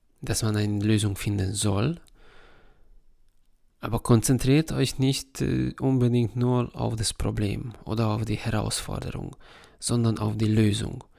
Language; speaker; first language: German; non-native, fluent; Hungarian